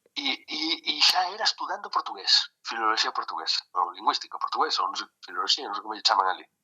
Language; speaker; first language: Galician; native; Galician